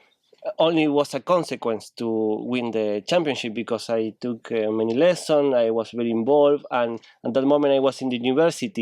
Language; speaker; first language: English; non-native, learner; Spanish